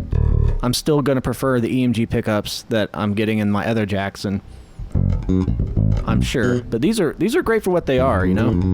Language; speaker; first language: English; native; English